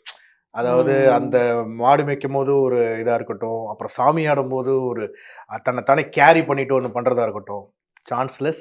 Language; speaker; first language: Tamil; native; Tamil